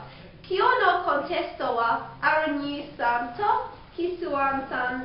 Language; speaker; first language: Japanese; non-native, learner; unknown